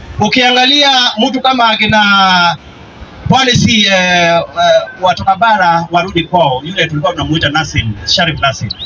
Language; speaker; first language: Swahili; non-native, local second language; Kamba